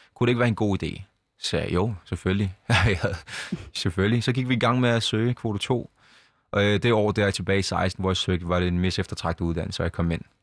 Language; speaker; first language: Danish; early bilingual, other home language; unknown